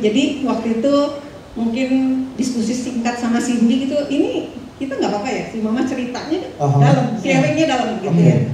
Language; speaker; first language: Indonesian; native; Indonesian